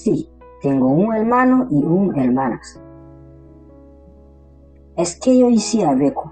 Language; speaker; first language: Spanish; non-native, learner; Haitian Creole